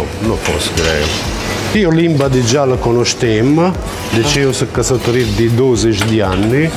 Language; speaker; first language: Romanian; non-native, learner; Italian